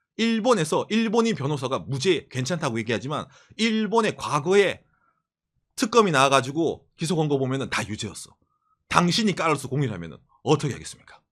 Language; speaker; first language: Korean; native; Korean